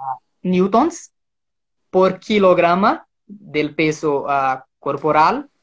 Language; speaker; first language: Spanish; non-native, fluent; Portuguese